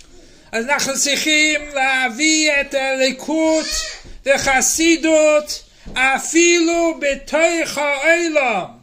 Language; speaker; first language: Hebrew; non-native, fluent; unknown